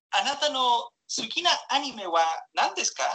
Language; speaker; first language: Japanese; non-native, learner; Spanish